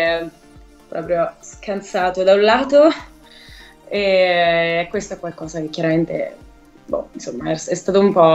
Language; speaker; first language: Italian; native; Italian